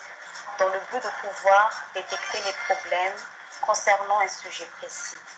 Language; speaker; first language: French; non-native, local second language; Malagasy